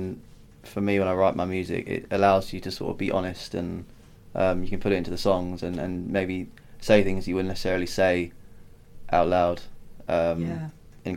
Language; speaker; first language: English; native; English